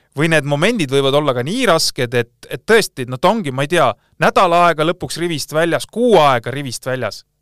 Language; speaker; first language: Estonian; native; Estonian